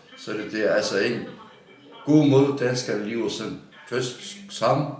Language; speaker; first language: Danish; non-native, fluent; Turkish